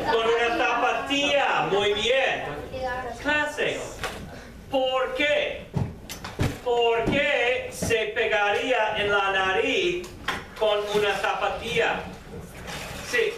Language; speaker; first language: Spanish; non-native, fluent; English